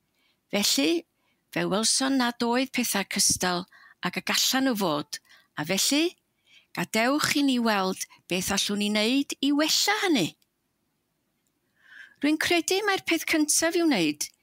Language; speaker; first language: Welsh; native; Welsh